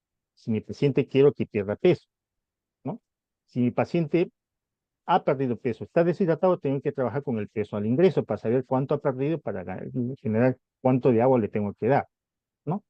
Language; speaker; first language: Spanish; native; Spanish